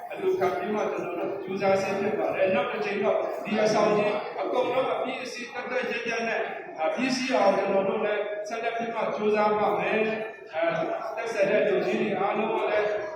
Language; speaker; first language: Burmese; non-native, local second language; Kachin